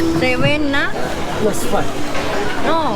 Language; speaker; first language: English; non-native, learner; Thai